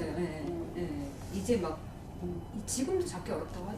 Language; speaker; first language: Korean; native; Korean